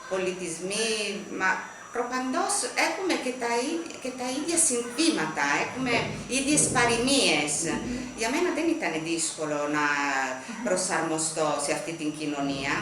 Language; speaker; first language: Greek; non-native, fluent; Italian